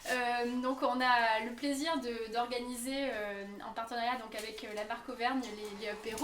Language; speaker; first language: French; native; French